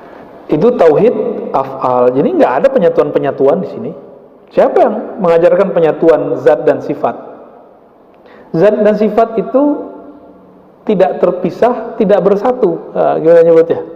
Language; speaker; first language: Indonesian; native; Indonesian